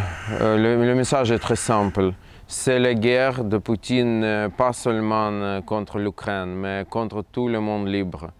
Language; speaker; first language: French; non-native, fluent; Russian